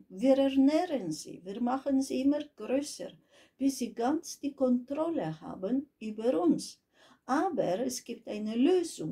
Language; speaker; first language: German; non-native, fluent; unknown